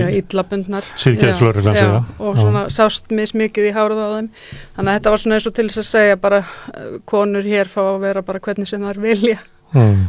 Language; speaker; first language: Icelandic; non-native, fluent; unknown